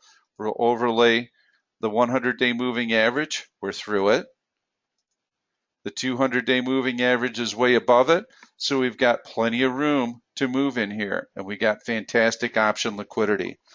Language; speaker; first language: English; native; English